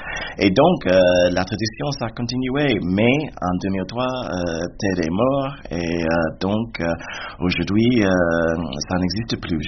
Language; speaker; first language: French; non-native, fluent; English